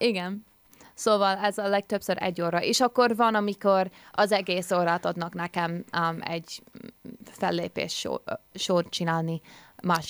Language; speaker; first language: Hungarian; non-native, learner; English